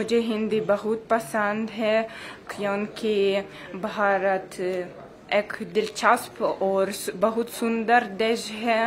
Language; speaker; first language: Hindi; non-native, learner; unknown